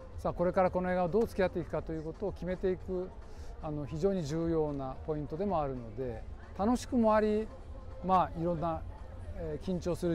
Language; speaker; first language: Japanese; native; Japanese